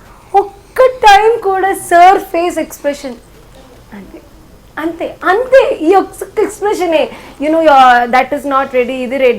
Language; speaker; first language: Telugu; non-native, learner; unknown